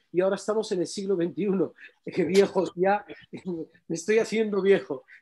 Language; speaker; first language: Spanish; non-native, fluent; Arabic